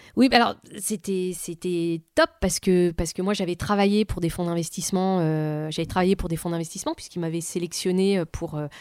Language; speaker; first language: French; native; French